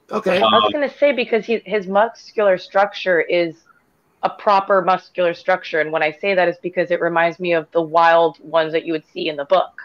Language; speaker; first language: English; native; English